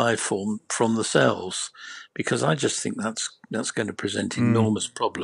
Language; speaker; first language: English; native; English